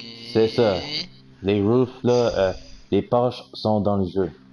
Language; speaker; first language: French; native; French